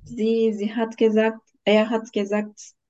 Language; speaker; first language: German; non-native, learner; Turkish